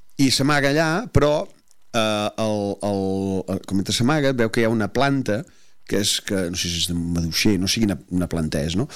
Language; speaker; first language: Catalan; native; Catalan